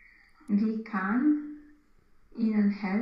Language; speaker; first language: German; non-native, learner; Romanian